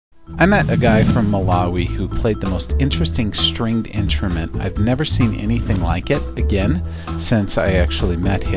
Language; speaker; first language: English; native; English